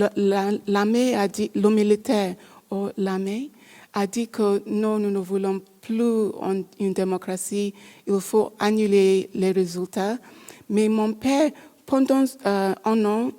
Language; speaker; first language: French; non-native, learner; English